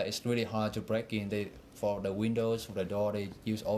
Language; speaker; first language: English; non-native, fluent; Vietnamese